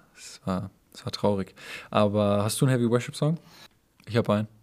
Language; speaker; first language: German; native; German